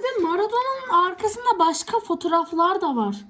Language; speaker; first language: Turkish; native; Turkish